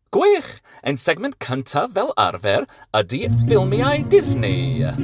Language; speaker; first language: Welsh; non-native, learner; English